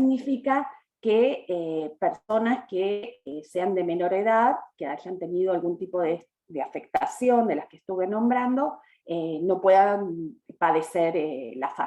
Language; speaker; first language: Spanish; native; Spanish